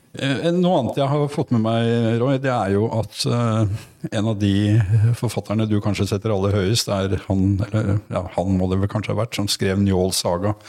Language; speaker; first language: Norwegian; native; Norwegian